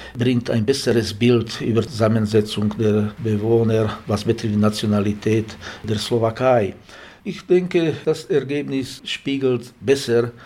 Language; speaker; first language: German; non-native, fluent; Slovak